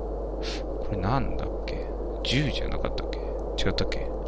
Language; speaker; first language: Japanese; native; Japanese